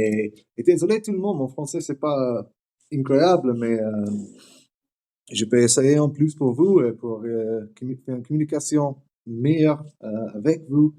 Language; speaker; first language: French; non-native, learner; English